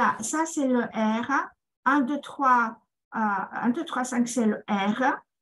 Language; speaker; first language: French; non-native, fluent; Greek